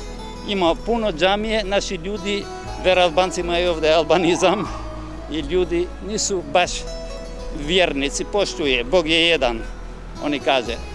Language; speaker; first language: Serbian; non-native, learner; Albanian